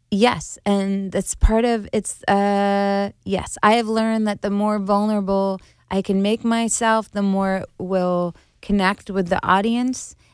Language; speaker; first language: English; native; English